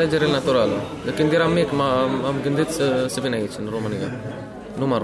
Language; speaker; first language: Romanian; early bilingual, heritage; Romanian